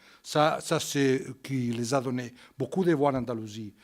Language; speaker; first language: French; non-native, fluent; Spanish